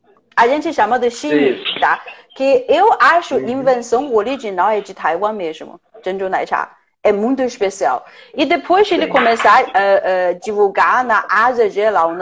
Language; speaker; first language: Portuguese; non-native, fluent; Chinese